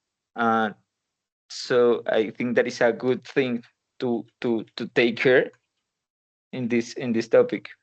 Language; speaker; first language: English; non-native, learner; Spanish